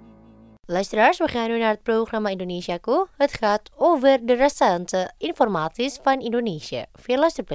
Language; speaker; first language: Dutch; non-native, fluent; Indonesian